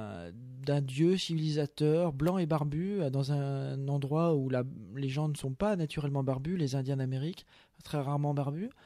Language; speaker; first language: French; native; French